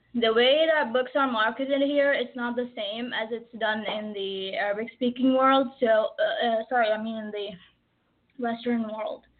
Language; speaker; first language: English; early bilingual, other home language; Arabic